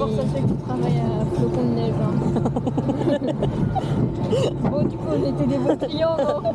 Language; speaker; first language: French; native; French